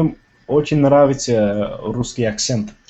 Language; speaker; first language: Russian; non-native, learner; Tamil